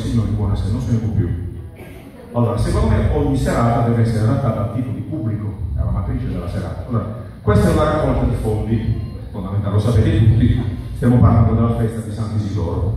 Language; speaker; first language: Italian; native; Italian